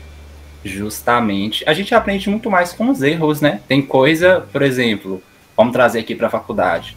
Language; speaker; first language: Portuguese; native; Portuguese